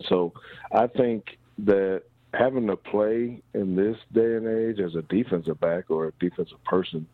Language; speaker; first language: English; native; English